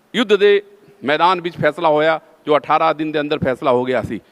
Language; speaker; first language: Hindi; non-native, local second language; Punjabi